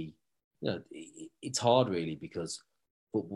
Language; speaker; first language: English; native; English